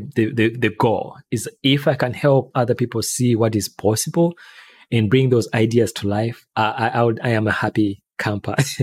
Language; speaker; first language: English; non-native, local second language; Ganda